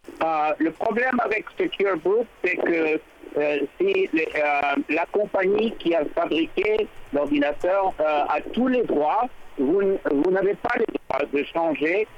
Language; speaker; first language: French; non-native, learner; English